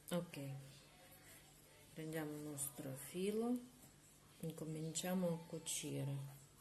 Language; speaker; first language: Italian; non-native, learner; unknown